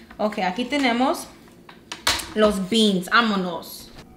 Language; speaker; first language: Spanish; early bilingual, heritage; Spanish